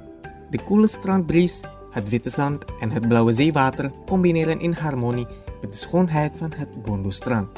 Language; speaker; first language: Dutch; non-native, fluent; Indonesian